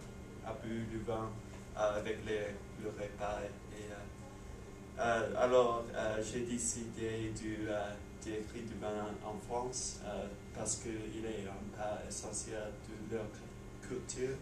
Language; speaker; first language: French; non-native, learner; English